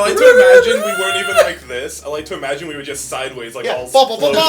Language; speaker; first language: English; native; English